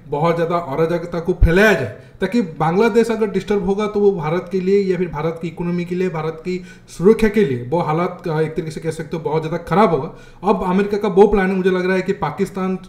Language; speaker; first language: Hindi; native; Hindi